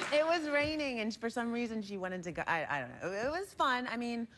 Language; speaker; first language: English; native; English